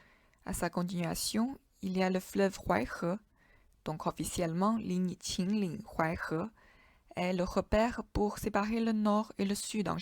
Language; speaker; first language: French; non-native, fluent; Chinese